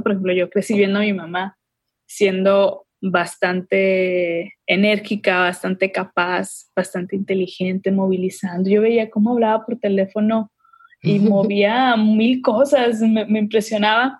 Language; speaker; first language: Spanish; native; Spanish